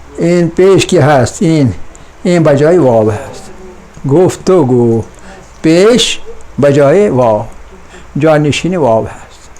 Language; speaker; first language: Persian; non-native, fluent; Urdu